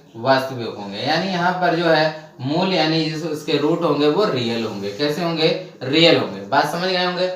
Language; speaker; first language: Hindi; native; Hindi